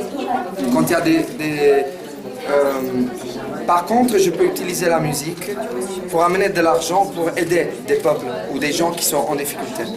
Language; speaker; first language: French; non-native, fluent; Italian